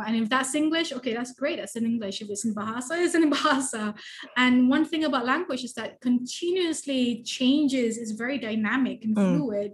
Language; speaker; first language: English; native; English